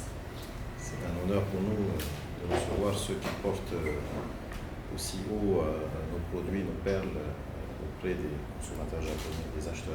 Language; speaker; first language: French; native; French